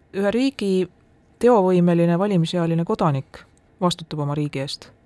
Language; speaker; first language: Estonian; native; Estonian